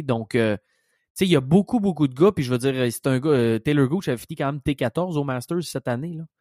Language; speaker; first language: French; native; French